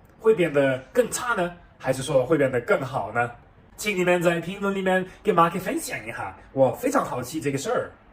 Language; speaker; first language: Chinese; non-native, fluent; German